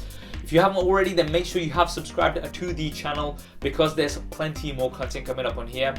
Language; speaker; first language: English; native; English